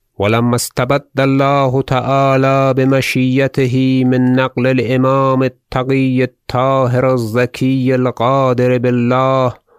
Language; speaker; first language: Arabic; non-native, fluent; Persian